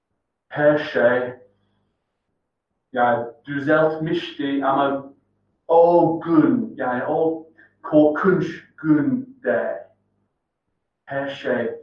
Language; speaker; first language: Turkish; non-native, fluent; English